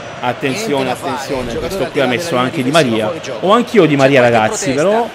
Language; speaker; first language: Italian; native; Italian